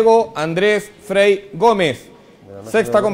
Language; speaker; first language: Spanish; native; Spanish